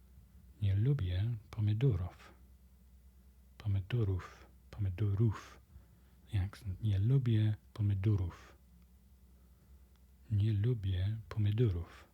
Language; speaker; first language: Polish; non-native, learner; English